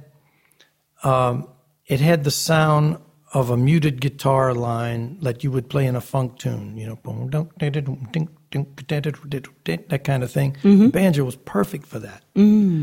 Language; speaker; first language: English; native; English